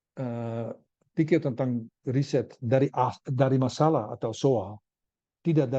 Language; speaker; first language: Indonesian; non-native, learner; Dutch